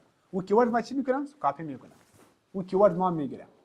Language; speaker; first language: Persian; native; Persian